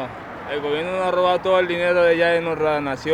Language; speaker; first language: Spanish; native; Spanish